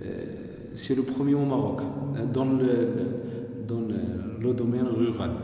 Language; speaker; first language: French; non-native, local second language; Arabic